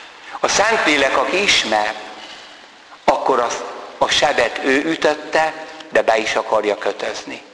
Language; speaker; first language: Hungarian; native; Hungarian